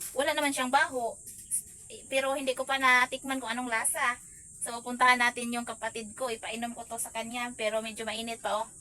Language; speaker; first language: Filipino; non-native, local second language; Cebuano